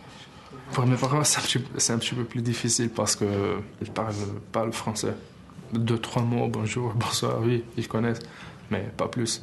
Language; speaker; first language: French; early bilingual, other home language; Albanian